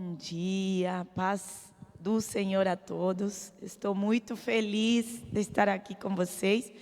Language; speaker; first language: Portuguese; non-native, fluent; Arabic